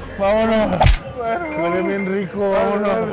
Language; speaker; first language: Spanish; native; Spanish